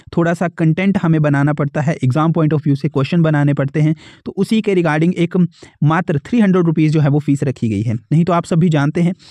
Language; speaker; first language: Hindi; native; Hindi